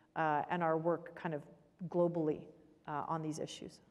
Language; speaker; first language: English; native; English